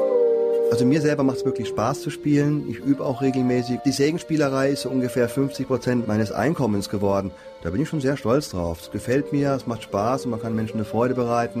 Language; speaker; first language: German; native; German